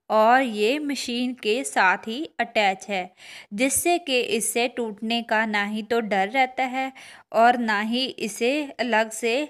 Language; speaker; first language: Hindi; non-native, local second language; Punjabi